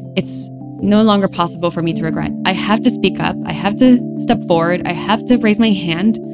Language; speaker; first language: English; non-native, fluent; French